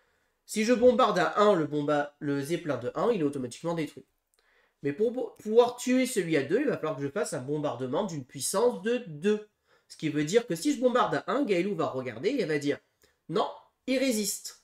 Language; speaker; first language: French; native; French